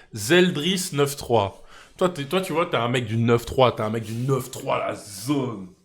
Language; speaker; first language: French; native; French